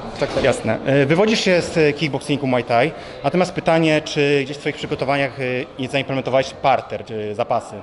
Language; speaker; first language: Polish; native; Polish